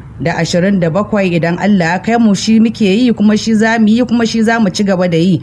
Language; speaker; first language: Hausa; non-native, local second language; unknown